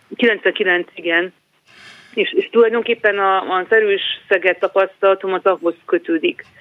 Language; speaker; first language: Hungarian; native; Hungarian